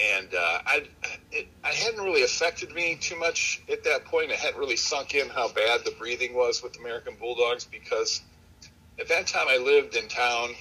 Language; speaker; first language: English; native; English